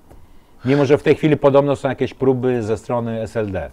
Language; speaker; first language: Polish; native; Polish